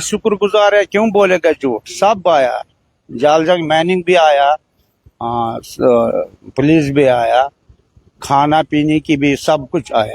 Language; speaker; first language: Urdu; non-native, local second language; Kashmiri